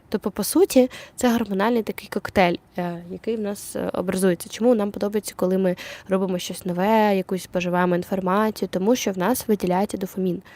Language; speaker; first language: Ukrainian; non-native, local second language; Russian